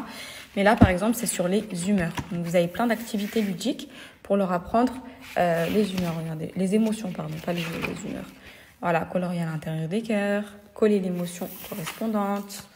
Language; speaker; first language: French; native; French